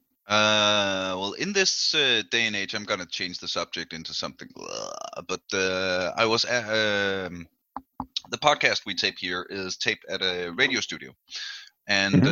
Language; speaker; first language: English; non-native, fluent; Danish